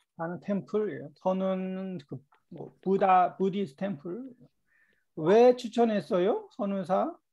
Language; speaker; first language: Korean; native; Korean